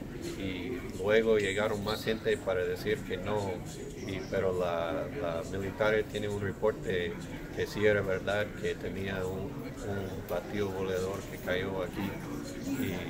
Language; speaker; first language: Spanish; non-native, learner; English